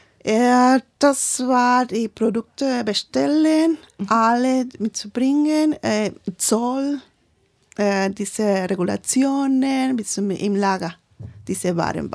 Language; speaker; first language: German; non-native, learner; Spanish